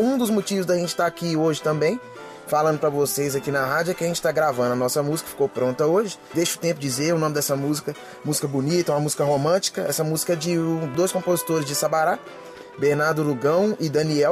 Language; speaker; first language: Portuguese; native; Portuguese